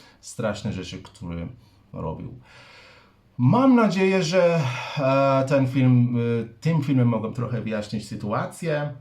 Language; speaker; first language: Polish; non-native, fluent; Persian